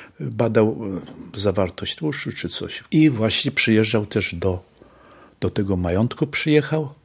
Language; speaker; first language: Polish; native; Polish